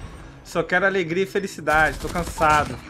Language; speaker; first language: Portuguese; native; Portuguese